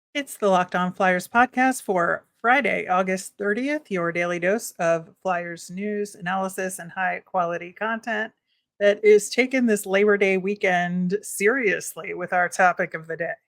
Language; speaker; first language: English; native; English